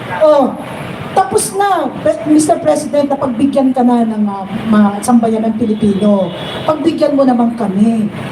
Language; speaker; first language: Filipino; native; Filipino